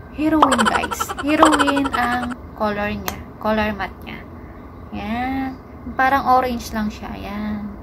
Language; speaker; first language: Filipino; non-native, local second language; Bikol